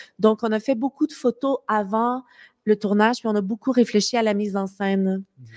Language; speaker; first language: French; native; French